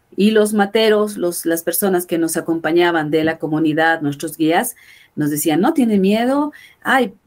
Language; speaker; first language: Spanish; native; Spanish